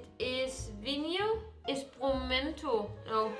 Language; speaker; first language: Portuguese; non-native, learner; Danish